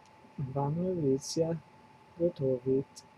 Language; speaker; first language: Russian; non-native, learner; English